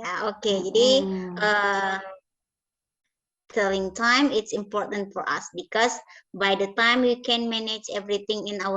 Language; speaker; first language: English; non-native, learner; Indonesian